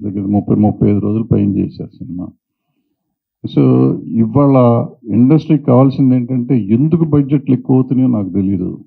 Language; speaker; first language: Telugu; native; Telugu